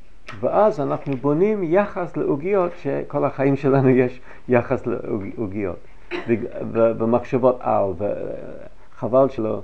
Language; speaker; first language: Hebrew; non-native, fluent; English